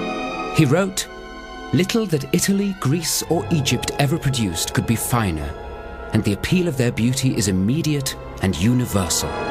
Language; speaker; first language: English; native; English